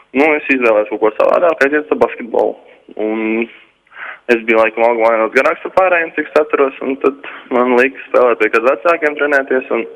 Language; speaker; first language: Latvian; native; Latvian